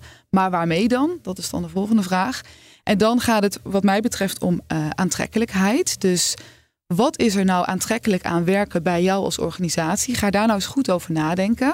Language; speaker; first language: Dutch; native; Dutch